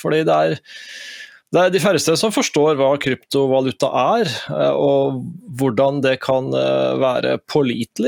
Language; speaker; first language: Norwegian; native; Norwegian